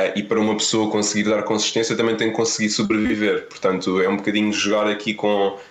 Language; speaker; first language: Portuguese; native; Portuguese